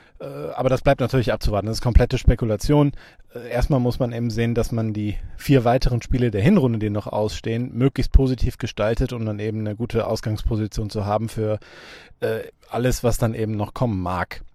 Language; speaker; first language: German; native; German